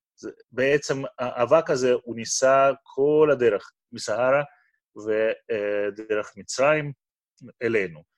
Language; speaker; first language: Hebrew; non-native, fluent; Russian